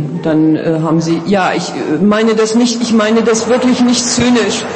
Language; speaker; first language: German; native; German